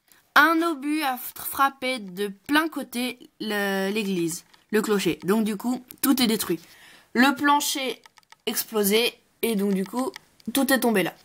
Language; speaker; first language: French; native; French